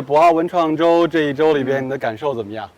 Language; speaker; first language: Chinese; native; Chinese